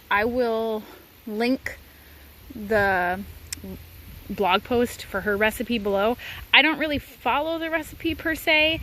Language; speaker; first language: English; native; English